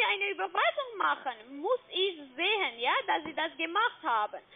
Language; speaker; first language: German; non-native, learner; Russian